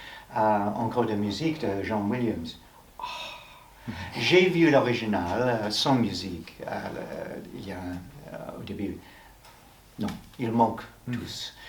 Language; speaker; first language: French; non-native, learner; English